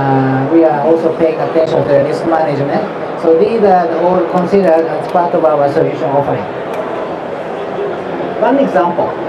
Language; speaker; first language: English; non-native, fluent; Japanese